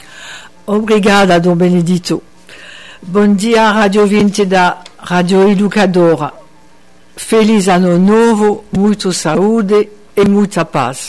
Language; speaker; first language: Portuguese; non-native, fluent; French